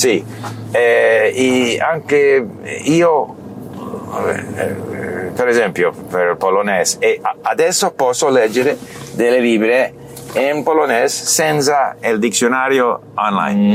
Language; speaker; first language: Italian; non-native, learner; English